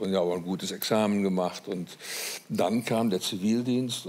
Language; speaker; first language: German; native; German